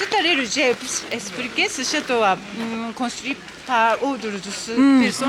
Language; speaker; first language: French; non-native, learner; Japanese